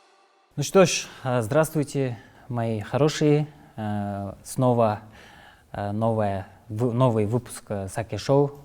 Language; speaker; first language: Russian; non-native, local second language; Kyrgyz